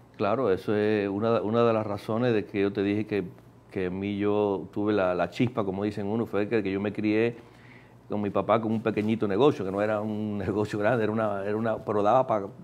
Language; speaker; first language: Spanish; native; Spanish